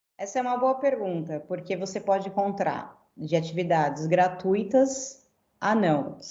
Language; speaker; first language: Portuguese; native; Portuguese